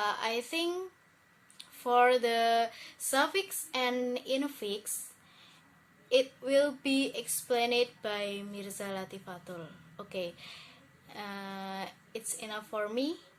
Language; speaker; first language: English; non-native, learner; Indonesian